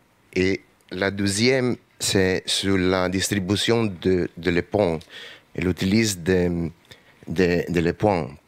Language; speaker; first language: French; non-native, learner; English